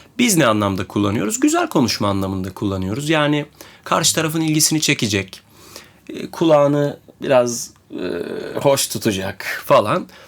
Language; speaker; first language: Turkish; native; Turkish